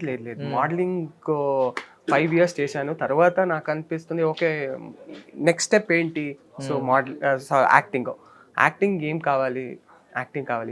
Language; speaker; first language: Telugu; non-native, learner; Kannada